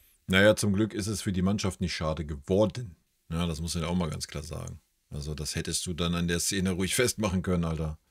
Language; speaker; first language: German; native; German